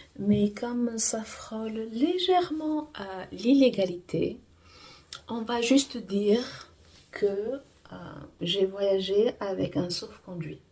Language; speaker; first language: French; non-native, fluent; Portuguese